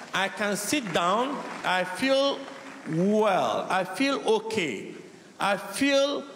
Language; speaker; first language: English; non-native, local second language; Igbo